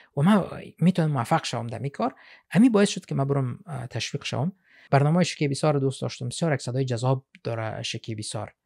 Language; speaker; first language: Persian; native; Persian